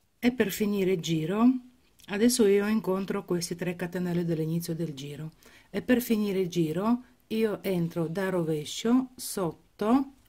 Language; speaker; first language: Italian; non-native, fluent; Ukrainian